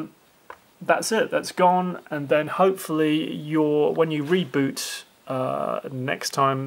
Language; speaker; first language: English; native; English